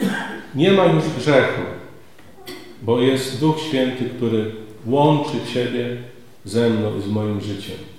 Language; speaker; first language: Polish; native; Polish